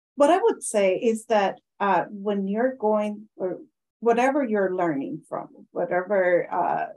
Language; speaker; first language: English; non-native, fluent; Spanish